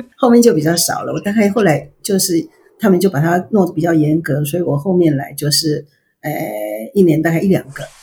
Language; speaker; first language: Chinese; native; Chinese